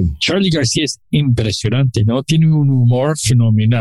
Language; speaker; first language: Spanish; non-native, learner; English